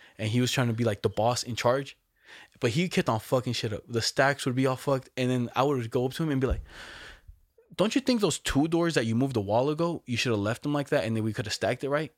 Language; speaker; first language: English; native; English